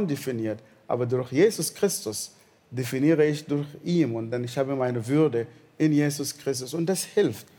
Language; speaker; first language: German; non-native, fluent; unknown